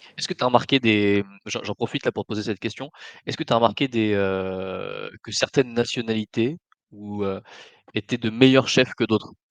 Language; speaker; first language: French; native; French